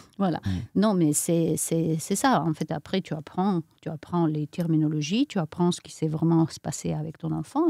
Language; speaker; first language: French; non-native, fluent; Romanian